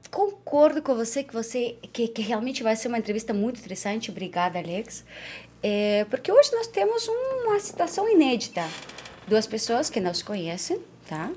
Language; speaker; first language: Portuguese; non-native, fluent; Ukrainian